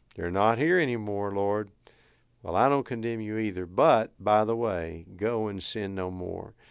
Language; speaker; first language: English; native; English